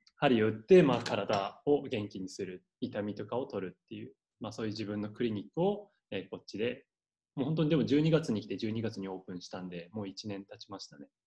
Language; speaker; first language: Japanese; native; Japanese